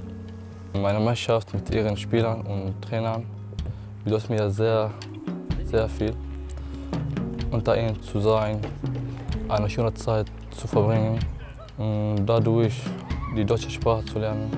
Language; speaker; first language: German; non-native, learner; Arabic